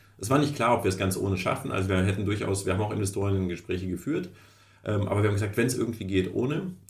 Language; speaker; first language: German; early bilingual, other home language; Russian